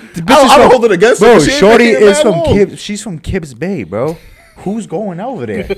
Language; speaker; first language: English; native; English